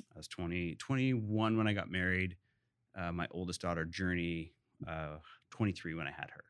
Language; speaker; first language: English; native; English